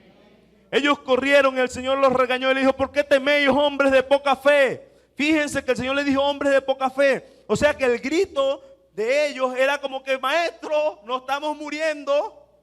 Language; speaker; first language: Spanish; native; Spanish